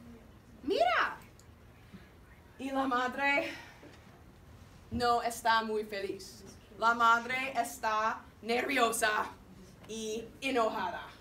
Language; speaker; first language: Spanish; non-native, fluent; English